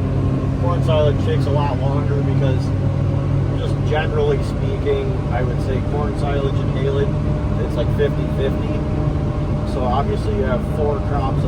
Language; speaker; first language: English; native; English